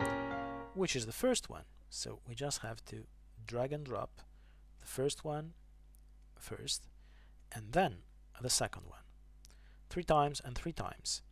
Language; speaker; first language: English; non-native, fluent; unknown